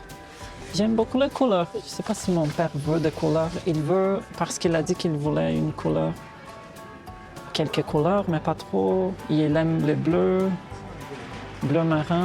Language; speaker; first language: French; non-native, fluent; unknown